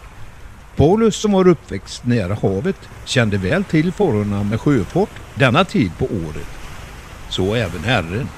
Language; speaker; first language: Swedish; native; Swedish